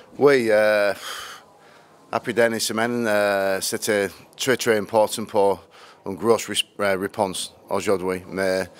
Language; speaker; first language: French; non-native, learner; English